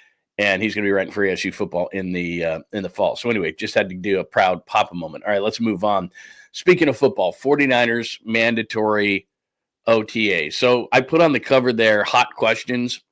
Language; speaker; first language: English; native; English